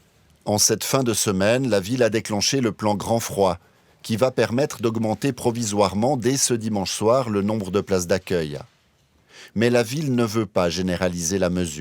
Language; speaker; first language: French; native; French